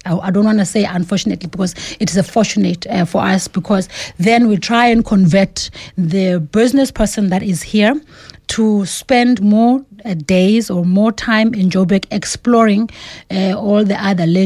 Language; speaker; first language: English; non-native, local second language; Xhosa